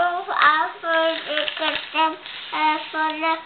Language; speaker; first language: French; native; French